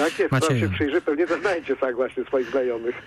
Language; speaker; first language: Polish; native; Polish